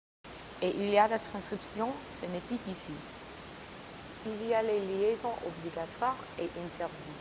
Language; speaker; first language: French; non-native, learner; English